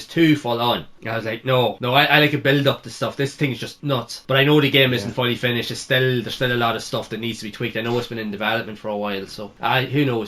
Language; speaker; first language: English; native; English